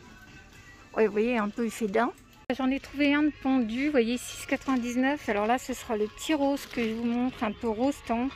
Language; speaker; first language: French; native; French